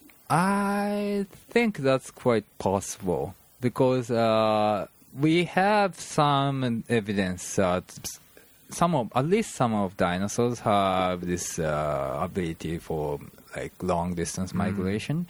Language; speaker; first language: English; non-native, fluent; Japanese